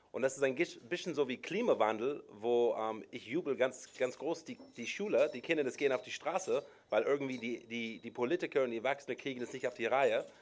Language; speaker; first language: German; non-native, fluent; English